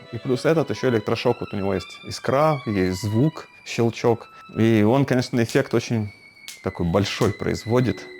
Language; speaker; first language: Russian; native; Russian